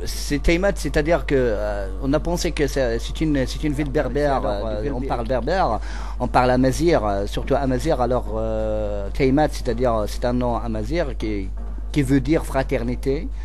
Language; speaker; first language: French; non-native, local second language; Central Atlas Tamazight